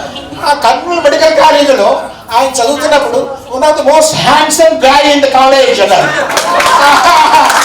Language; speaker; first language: Telugu; native; Telugu